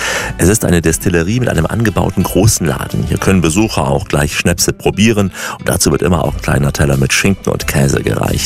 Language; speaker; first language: German; native; German